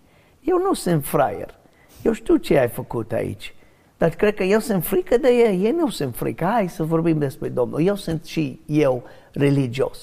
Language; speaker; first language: Romanian; non-native, learner; English